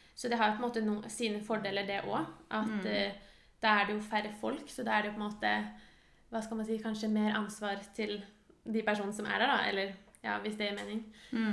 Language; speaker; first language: Norwegian; native; Norwegian